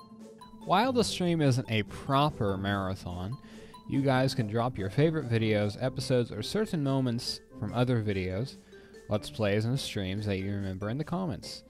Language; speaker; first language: English; native; English